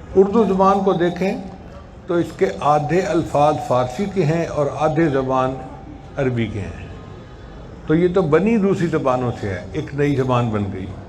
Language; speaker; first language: Urdu; non-native, local second language; Punjabi